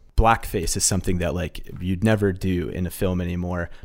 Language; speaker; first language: English; native; English